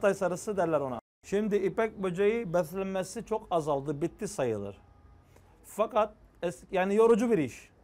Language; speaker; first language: Turkish; native; Turkish